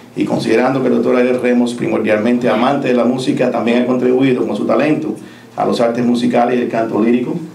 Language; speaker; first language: Spanish; native; Spanish